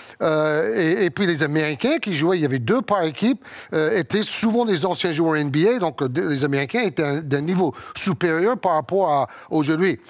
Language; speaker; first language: French; non-native, fluent; English